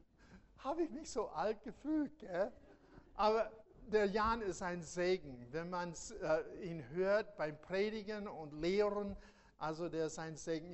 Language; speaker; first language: German; non-native, fluent; English